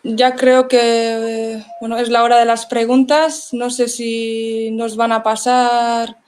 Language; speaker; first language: Spanish; non-native, local second language; Basque